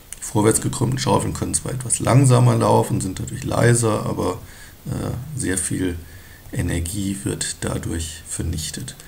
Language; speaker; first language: German; native; German